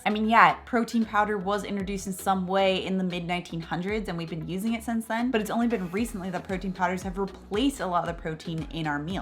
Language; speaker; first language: English; native; English